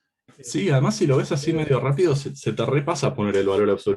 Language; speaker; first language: Spanish; native; Spanish